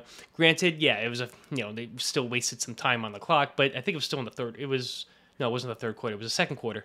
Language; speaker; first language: English; native; English